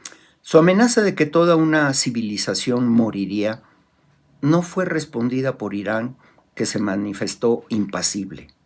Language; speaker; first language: Spanish; native; Spanish